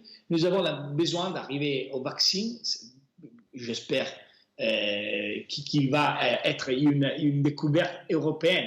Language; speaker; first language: French; non-native, fluent; Italian